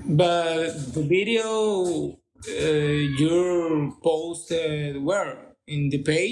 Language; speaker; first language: English; non-native, learner; Spanish